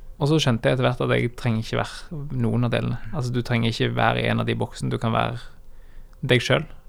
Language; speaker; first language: Norwegian; native; Norwegian